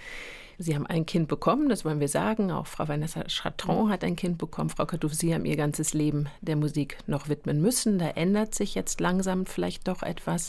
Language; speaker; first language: German; native; German